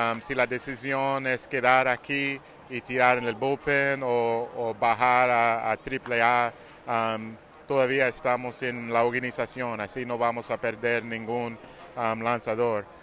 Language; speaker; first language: Spanish; non-native, learner; English